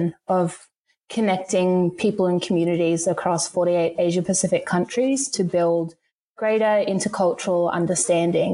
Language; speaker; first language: English; native; English